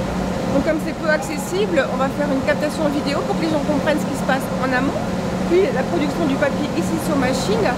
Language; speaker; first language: French; native; French